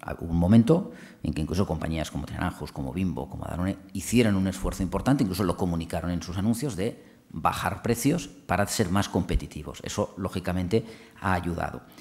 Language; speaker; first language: Spanish; non-native, local second language; Catalan